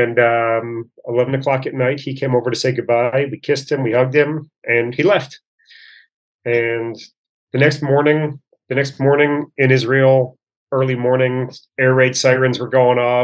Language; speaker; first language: English; native; English